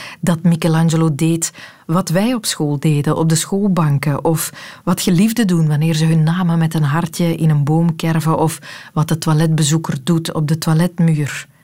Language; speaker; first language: Dutch; native; Dutch